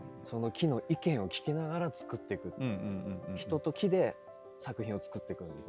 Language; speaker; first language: Japanese; native; Japanese